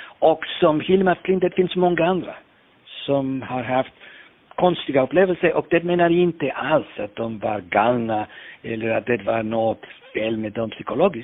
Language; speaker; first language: Swedish; non-native, fluent; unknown